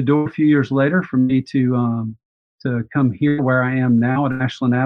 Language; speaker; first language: English; native; English